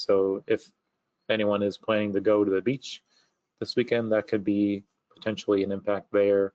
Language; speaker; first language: English; native; English